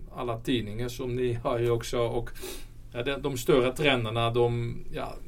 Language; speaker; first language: Swedish; non-native, fluent; Dutch